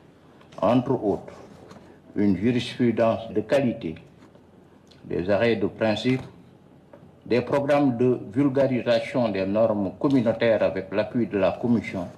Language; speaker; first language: French; non-native, local second language; Wolof